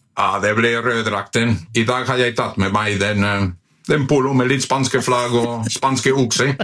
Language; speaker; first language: Norwegian; non-native, fluent; Spanish